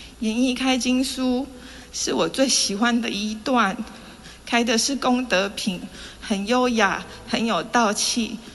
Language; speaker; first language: Chinese; native; Chinese